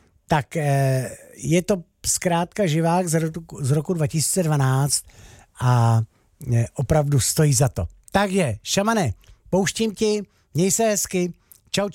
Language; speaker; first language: Czech; native; Czech